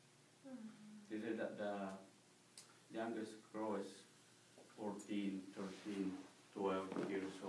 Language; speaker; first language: English; non-native, learner; Spanish